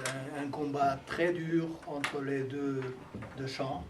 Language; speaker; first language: French; non-native, fluent; Portuguese